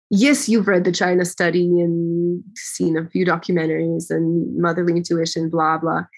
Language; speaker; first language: English; early bilingual, other home language; Ukrainian